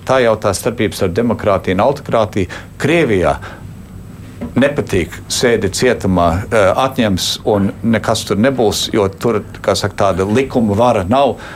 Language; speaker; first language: Latvian; early bilingual, heritage; Latvian